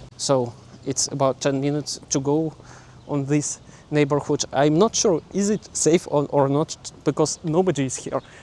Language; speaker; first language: English; non-native, learner; Russian